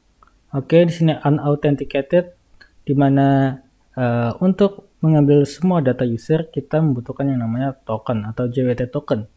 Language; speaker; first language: Indonesian; native; Indonesian